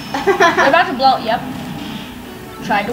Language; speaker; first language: English; native; English